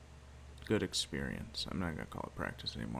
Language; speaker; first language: English; native; English